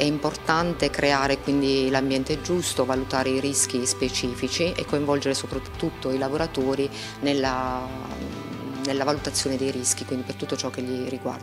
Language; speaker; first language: Italian; native; Italian